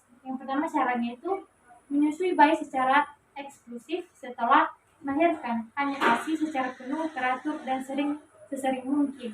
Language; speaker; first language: Indonesian; native; Indonesian